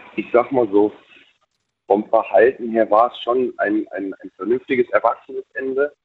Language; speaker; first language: German; native; German